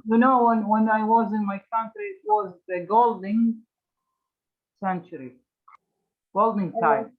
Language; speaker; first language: English; non-native, learner; Arabic